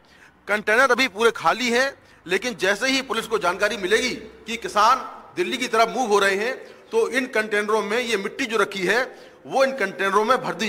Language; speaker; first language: Hindi; native; Hindi